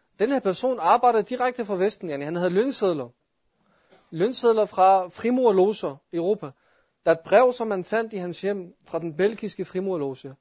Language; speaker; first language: Danish; early bilingual, other home language; Arabic